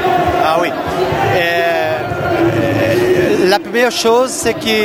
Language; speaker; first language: French; non-native, fluent; Portuguese